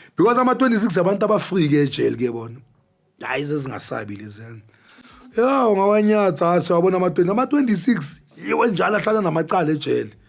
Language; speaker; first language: Zulu; native; Zulu